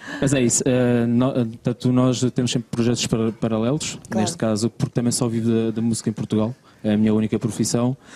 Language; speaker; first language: Portuguese; early bilingual, heritage; Portuguese